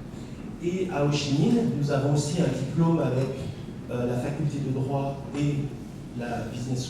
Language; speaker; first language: French; native; French